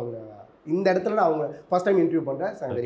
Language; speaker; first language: Tamil; native; Tamil